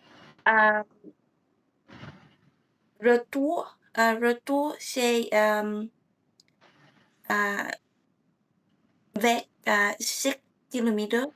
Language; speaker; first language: French; non-native, learner; Vietnamese